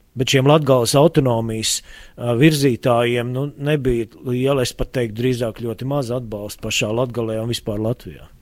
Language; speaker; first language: Latvian; native; Latvian